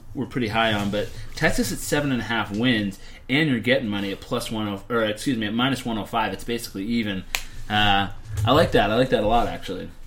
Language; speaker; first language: English; native; English